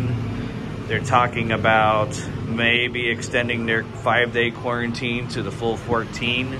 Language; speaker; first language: English; native; English